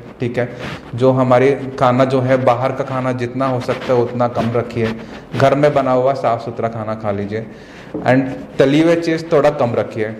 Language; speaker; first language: Hindi; non-native, local second language; Kannada